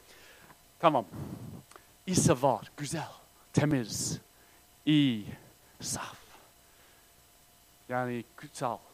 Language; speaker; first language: Turkish; non-native, fluent; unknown